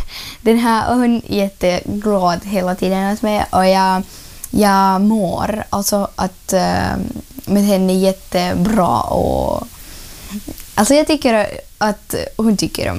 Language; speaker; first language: Swedish; non-native, learner; Russian